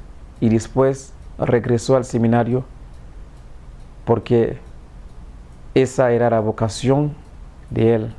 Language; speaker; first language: Spanish; non-native, fluent; Haitian Creole